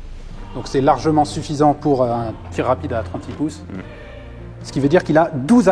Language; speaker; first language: French; native; French